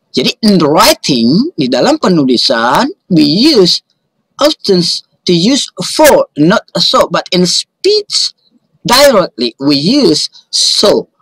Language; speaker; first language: English; non-native, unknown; Indonesian